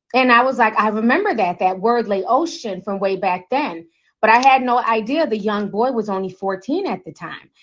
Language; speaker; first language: English; native; English